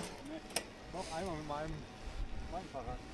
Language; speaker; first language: German; non-native, learner; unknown